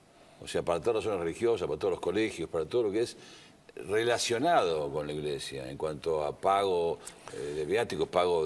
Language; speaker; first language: Spanish; native; Spanish